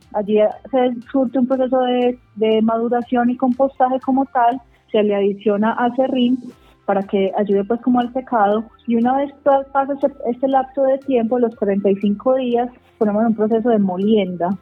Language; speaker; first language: Spanish; native; Spanish